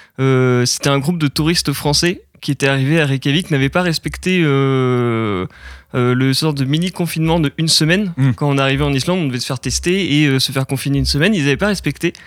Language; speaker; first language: French; native; French